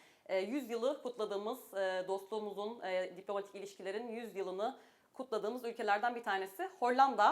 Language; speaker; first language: Turkish; native; Turkish